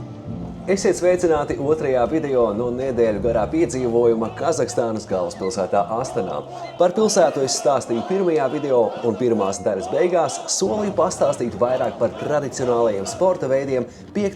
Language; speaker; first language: Latvian; native; Latvian